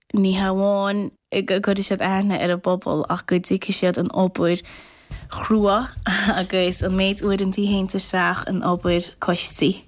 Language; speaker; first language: Irish; native; Irish